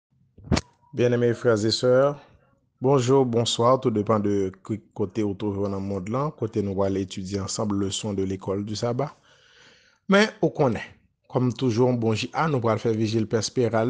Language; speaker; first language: French; non-native, local second language; Haitian Creole